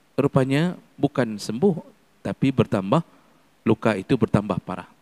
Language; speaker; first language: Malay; non-native, local second language; Achinese